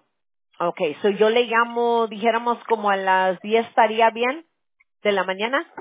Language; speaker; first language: Spanish; early bilingual, heritage; Spanish